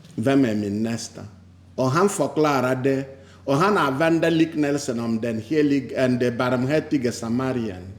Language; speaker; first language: Swedish; non-native, fluent; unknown